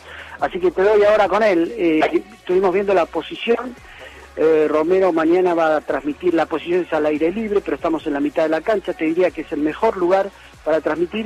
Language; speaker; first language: Spanish; native; Spanish